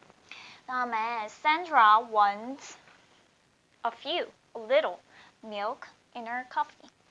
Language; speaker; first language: English; non-native, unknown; Korean